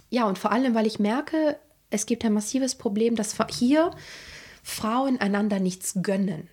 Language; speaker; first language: German; non-native, fluent; Italian